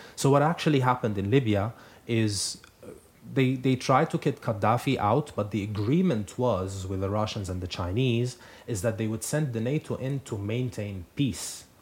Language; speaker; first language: English; non-native, fluent; Arabic